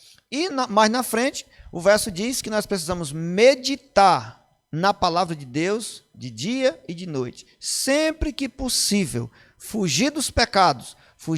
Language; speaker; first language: Portuguese; native; Portuguese